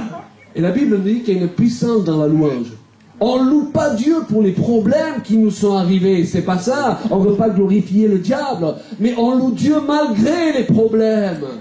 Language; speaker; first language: French; native; French